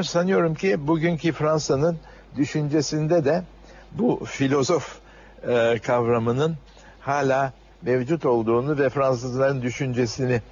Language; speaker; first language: Turkish; native; Turkish